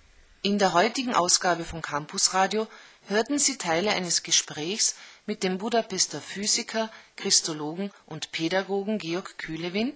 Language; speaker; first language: German; native; German